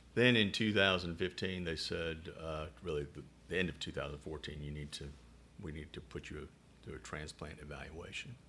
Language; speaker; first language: English; native; English